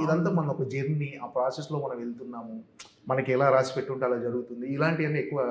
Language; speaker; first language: Telugu; native; Telugu